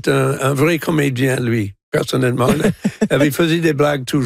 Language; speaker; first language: French; non-native, fluent; English